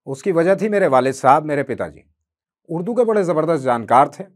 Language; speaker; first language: Hindi; native; Hindi